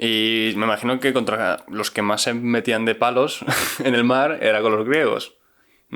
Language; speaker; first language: Spanish; native; Spanish